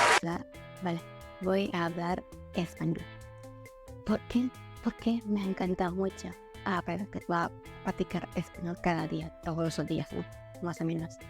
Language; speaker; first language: Spanish; non-native, learner; Indonesian